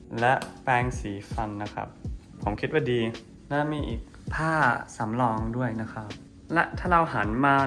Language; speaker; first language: Thai; non-native, fluent; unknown